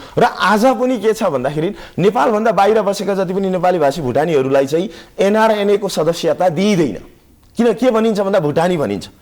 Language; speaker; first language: Nepali; native; Nepali